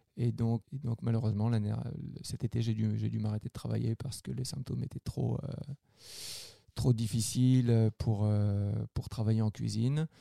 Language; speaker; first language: French; native; French